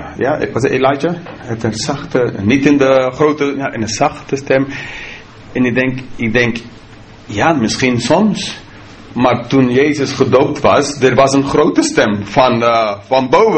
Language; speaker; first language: Dutch; non-native, fluent; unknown